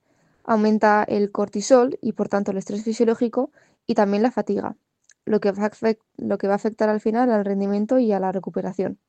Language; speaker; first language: Spanish; native; Spanish